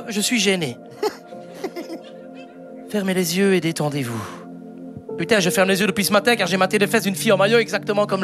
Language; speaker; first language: French; native; French